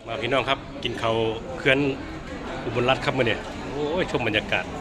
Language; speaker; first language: Thai; non-native, local second language; Lao